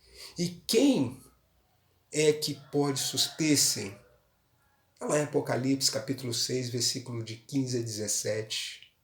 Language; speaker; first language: Portuguese; native; Portuguese